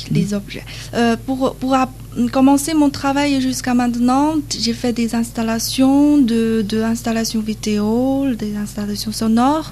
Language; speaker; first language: French; non-native, learner; Chinese